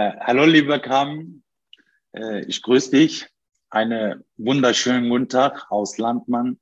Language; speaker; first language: German; non-native, fluent; Turkish